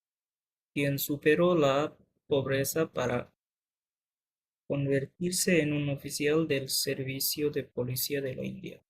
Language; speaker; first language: Spanish; non-native, fluent; Bangla